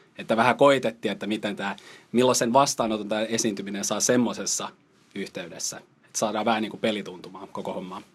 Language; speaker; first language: Finnish; non-native, local second language; Swedish